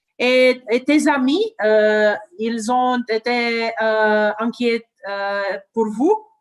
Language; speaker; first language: French; non-native, learner; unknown